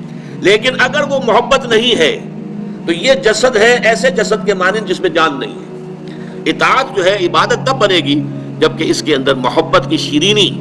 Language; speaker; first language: Urdu; native; Urdu